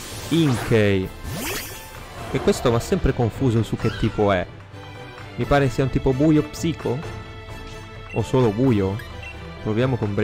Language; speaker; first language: Italian; native; Italian